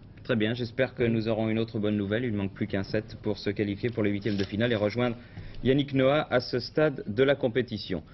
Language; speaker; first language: French; native; French